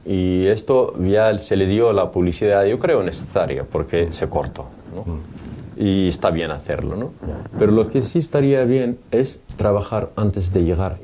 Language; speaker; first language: Spanish; non-native, fluent; Arabic